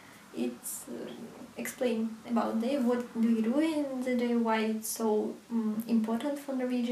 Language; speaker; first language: English; non-native, learner; Russian